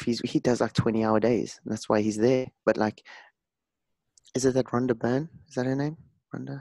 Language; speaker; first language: English; native; English